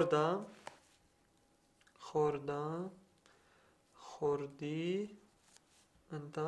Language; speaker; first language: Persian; non-native, learner; Arabic